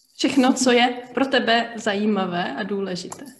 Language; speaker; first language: Czech; native; Czech